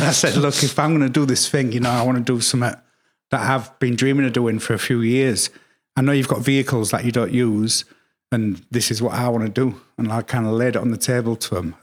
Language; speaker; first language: English; native; English